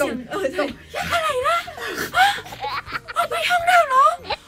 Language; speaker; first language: Thai; non-native, learner; Korean